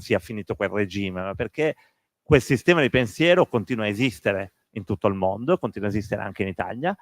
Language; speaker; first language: Italian; native; Italian